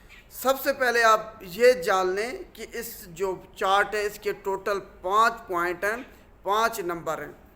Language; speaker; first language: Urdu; non-native, local second language; Punjabi